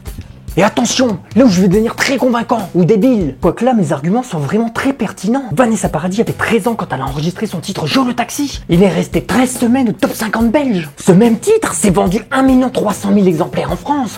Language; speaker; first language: French; native; French